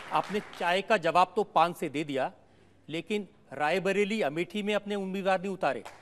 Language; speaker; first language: Hindi; native; Hindi